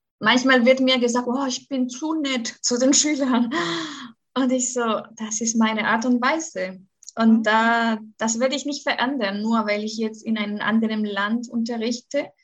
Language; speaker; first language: German; non-native, fluent; Spanish